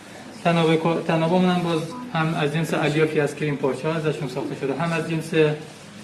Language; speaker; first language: Persian; native; Persian